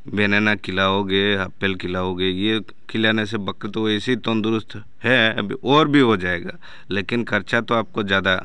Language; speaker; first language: Hindi; non-native, local second language; Bangla